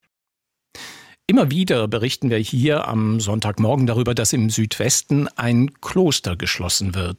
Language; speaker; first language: German; native; German